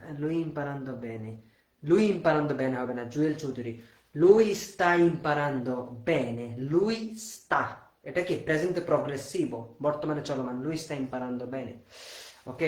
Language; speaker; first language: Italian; non-native, fluent; Bangla